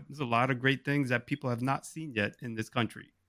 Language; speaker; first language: English; native; English